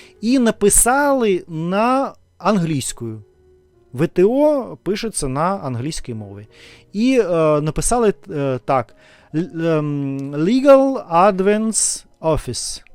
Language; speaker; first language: Ukrainian; non-native, learner; Russian